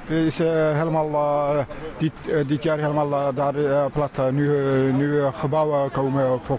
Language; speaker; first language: Dutch; non-native, learner; Turkish